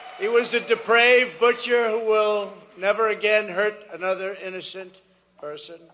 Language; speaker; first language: English; native; English